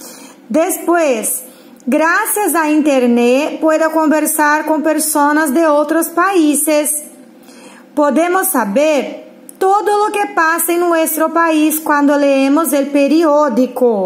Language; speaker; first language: Spanish; non-native, fluent; Portuguese